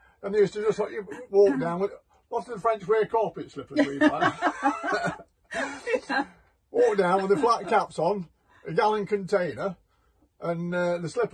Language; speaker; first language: English; native; English